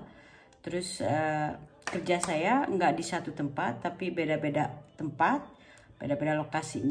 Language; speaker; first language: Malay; non-native, local second language; Sundanese